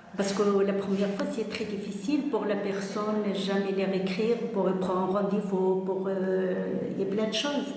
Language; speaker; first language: French; non-native, learner; Arabic